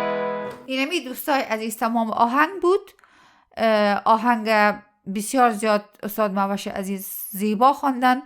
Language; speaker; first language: Persian; native; Persian